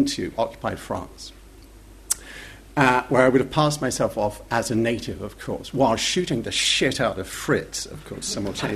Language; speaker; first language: English; native; English